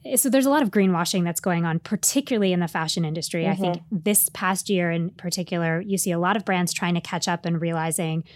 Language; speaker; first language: English; native; English